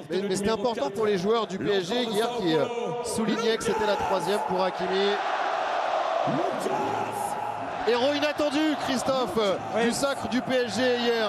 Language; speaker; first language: French; native; French